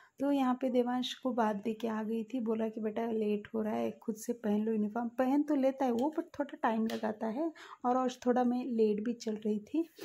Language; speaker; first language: Hindi; non-native, local second language; Marathi